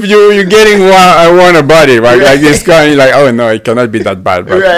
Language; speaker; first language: English; non-native, local second language; French